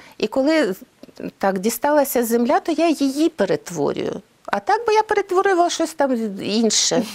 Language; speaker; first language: Ukrainian; non-native, local second language; Russian